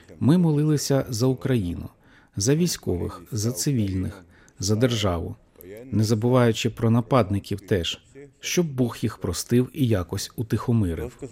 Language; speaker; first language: Ukrainian; non-native, fluent; Estonian